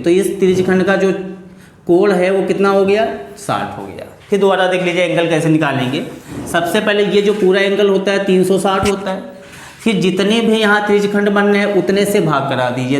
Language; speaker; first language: Hindi; native; Hindi